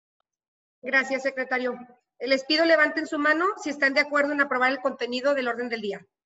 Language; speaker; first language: Spanish; native; Spanish